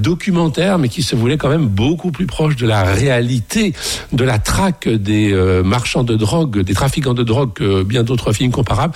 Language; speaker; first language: French; native; French